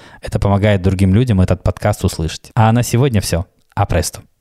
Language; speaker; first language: Russian; native; Russian